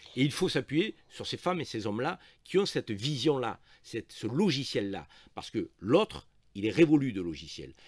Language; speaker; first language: French; native; French